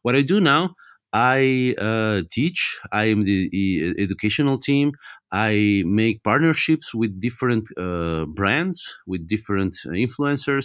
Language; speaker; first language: English; non-native, fluent; Spanish